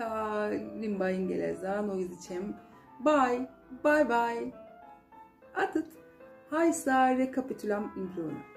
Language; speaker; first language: Romanian; non-native, fluent; Turkish